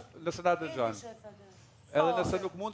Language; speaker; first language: Albanian; native; Albanian